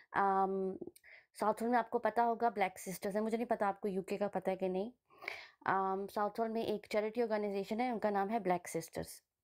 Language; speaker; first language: Hindi; early bilingual, heritage; Hindi